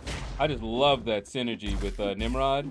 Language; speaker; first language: English; native; English